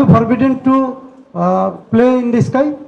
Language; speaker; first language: English; non-native, learner; Bangla